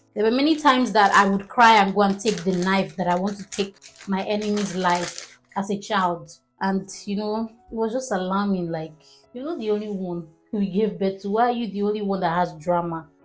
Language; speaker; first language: English; non-native, local second language; Igbo